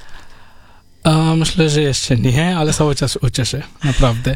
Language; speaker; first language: Polish; non-native, learner; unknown